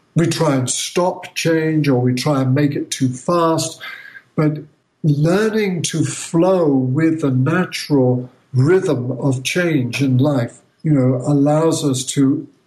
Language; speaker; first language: English; native; English